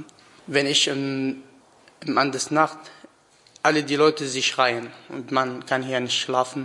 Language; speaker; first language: German; non-native, learner; Arabic